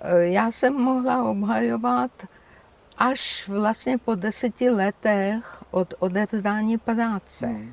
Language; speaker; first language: Czech; non-native, fluent; Georgian